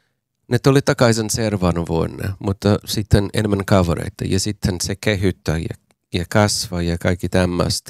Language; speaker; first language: Finnish; non-native, fluent; English